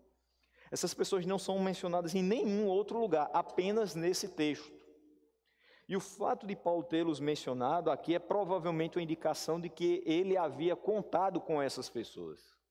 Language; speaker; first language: Portuguese; native; Portuguese